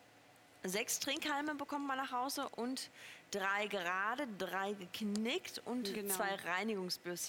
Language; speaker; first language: German; native; German